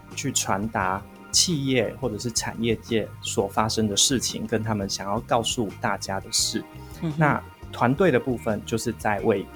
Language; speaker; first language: Chinese; native; Chinese